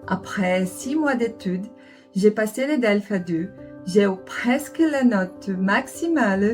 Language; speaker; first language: French; non-native, learner; Portuguese